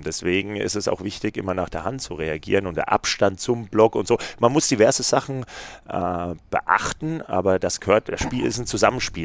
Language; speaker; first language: German; native; German